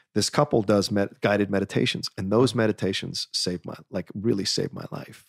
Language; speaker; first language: English; native; English